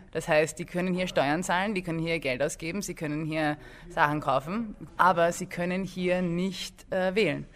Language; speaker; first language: German; early bilingual, other home language; English